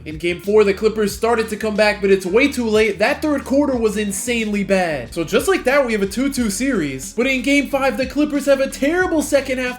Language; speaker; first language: English; native; English